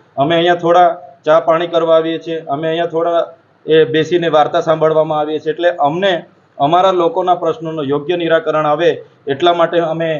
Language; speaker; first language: Gujarati; non-native, local second language; Vasavi